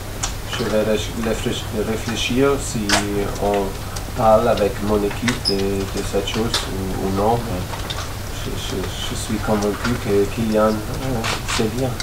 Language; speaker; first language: French; non-native, fluent; German